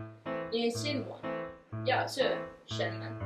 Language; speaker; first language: Chinese; non-native, learner; Portuguese